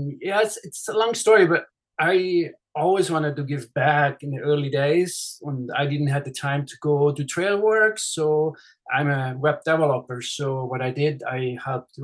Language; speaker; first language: English; non-native, fluent; Swiss German